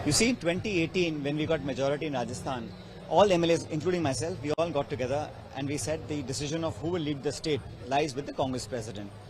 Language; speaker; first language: English; non-native, local second language; Hindi